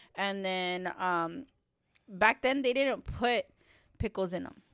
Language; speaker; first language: English; native; English